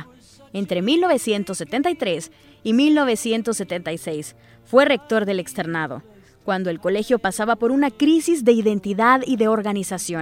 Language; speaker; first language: Spanish; native; Spanish